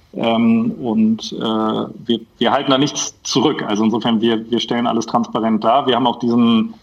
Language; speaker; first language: German; native; German